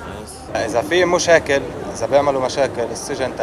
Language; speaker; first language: Arabic; native; Arabic